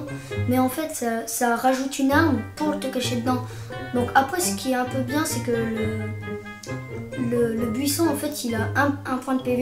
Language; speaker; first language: French; native; French